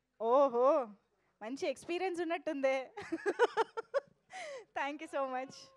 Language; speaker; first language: Telugu; native; Telugu